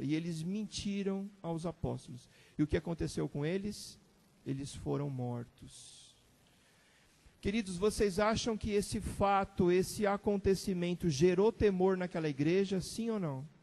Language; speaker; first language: Portuguese; native; Portuguese